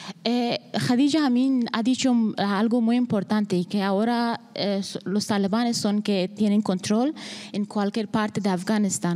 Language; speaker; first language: Spanish; non-native, learner; Persian